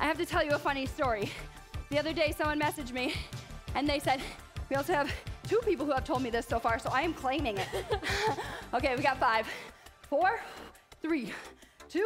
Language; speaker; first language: English; native; English